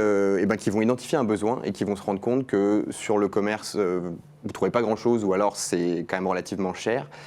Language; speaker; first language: French; native; French